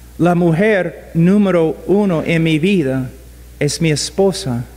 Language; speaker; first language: Spanish; non-native, fluent; English